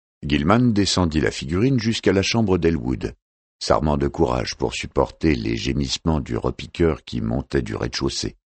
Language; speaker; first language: French; native; French